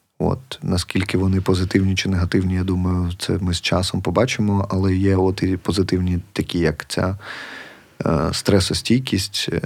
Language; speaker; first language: Ukrainian; native; Ukrainian